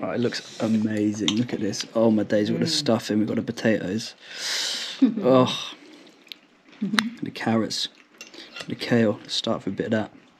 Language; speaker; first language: English; native; English